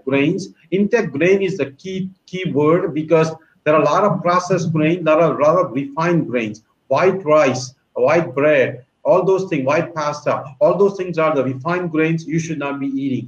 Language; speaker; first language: English; non-native, local second language; Gujarati